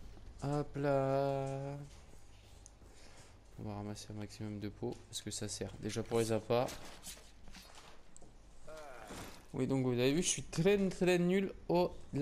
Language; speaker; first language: French; native; French